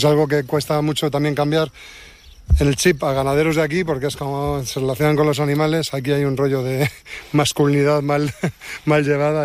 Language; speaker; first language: Spanish; native; Spanish